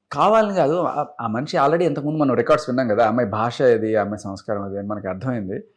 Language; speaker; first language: Telugu; native; Telugu